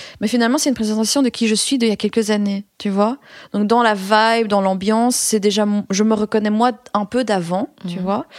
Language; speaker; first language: French; early bilingual, other home language; Persian